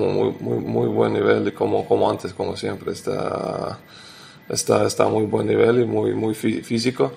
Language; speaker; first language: Spanish; non-native, learner; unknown